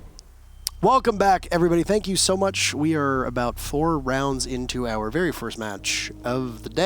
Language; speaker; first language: English; native; English